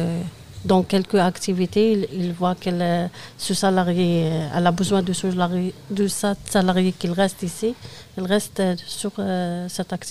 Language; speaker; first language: French; non-native, fluent; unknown